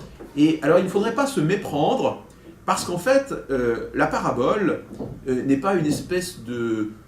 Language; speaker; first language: French; native; French